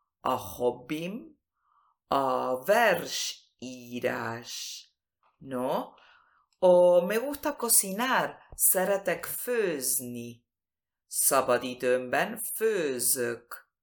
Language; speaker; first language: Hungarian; early bilingual, heritage; Spanish